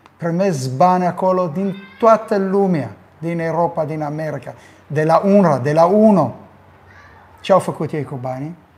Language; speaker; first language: Romanian; early bilingual, heritage; Romanian